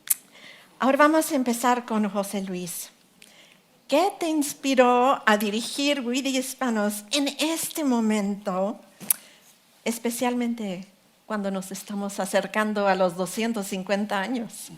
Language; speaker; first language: Spanish; early bilingual, heritage; Spanish